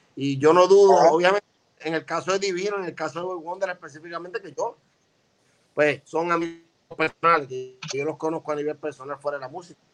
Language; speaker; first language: Spanish; native; Spanish